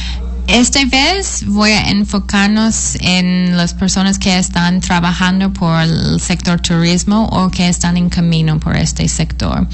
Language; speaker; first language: Spanish; non-native, fluent; English